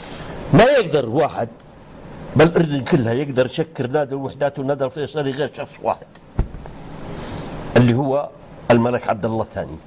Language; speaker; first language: Arabic; native; Arabic